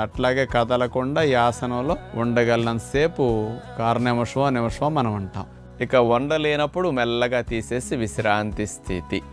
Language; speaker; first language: Telugu; native; Telugu